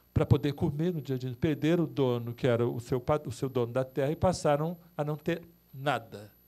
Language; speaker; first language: Portuguese; native; Portuguese